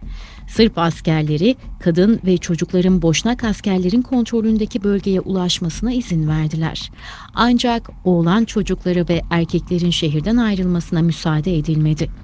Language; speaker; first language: Turkish; native; Turkish